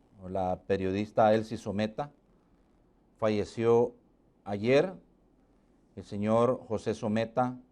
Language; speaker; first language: Spanish; native; Spanish